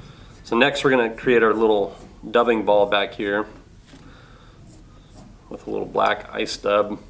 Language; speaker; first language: English; native; English